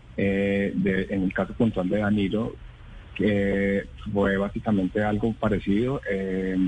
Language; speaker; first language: Spanish; native; Spanish